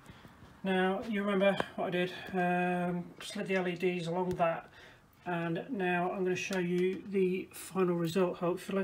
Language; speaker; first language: English; native; English